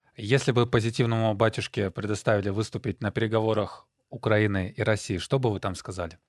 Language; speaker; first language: Russian; native; Russian